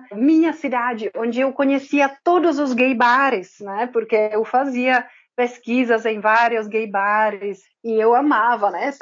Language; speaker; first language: Portuguese; non-native, fluent; Czech